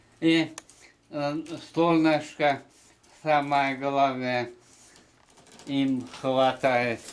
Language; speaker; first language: Russian; non-native, local second language; Ukrainian